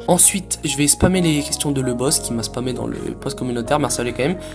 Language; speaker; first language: French; native; French